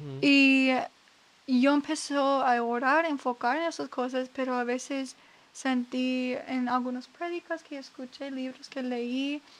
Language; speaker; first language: Spanish; non-native, learner; English